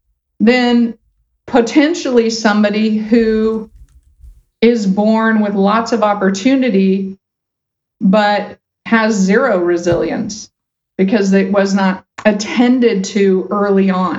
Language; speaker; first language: English; native; English